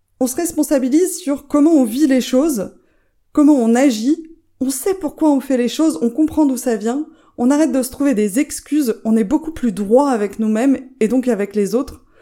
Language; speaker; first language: French; native; French